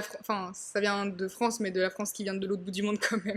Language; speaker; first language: French; native; French